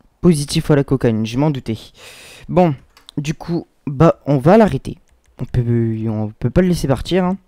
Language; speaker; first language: French; native; French